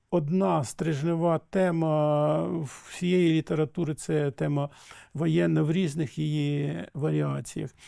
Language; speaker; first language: Ukrainian; native; Ukrainian